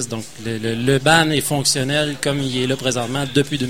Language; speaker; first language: French; native; French